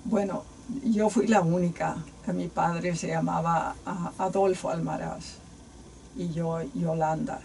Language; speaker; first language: Spanish; native; Spanish